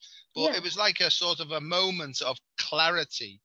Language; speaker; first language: English; native; English